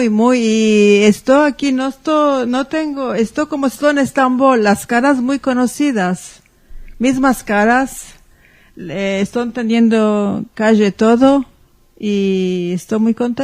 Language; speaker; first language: Spanish; early bilingual, heritage; Ladino